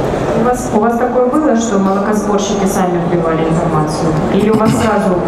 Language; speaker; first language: Russian; native; Russian